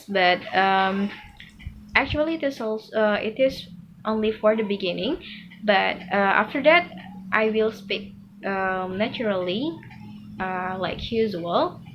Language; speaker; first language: English; non-native, fluent; Indonesian